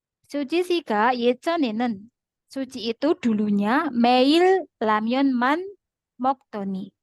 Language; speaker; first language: Korean; non-native, learner; Indonesian